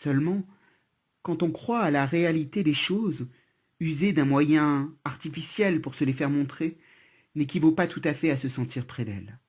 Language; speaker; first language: French; native; French